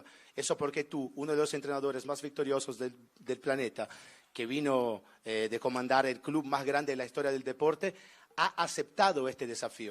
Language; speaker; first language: Spanish; non-native, local second language; Portuguese